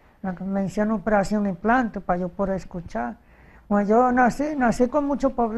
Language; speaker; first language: Spanish; early bilingual, heritage; Spanish